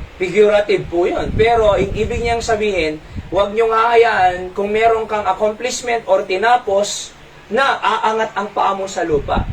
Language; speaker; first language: Filipino; non-native, local second language; Iloko